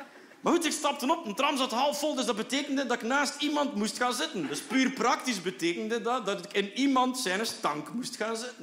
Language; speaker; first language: Dutch; native; Dutch